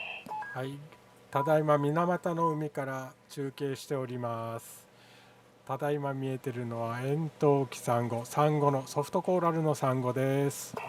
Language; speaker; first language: Japanese; native; Japanese